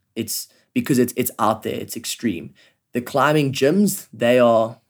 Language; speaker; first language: English; native; English